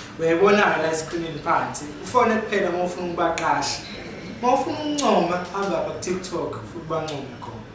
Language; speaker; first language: Zulu; native; Zulu